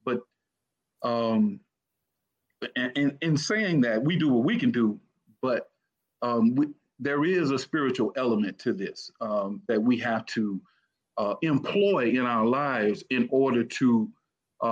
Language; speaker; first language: English; native; English